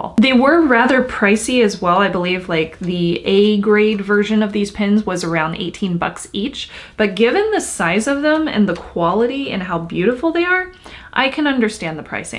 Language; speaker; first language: English; native; English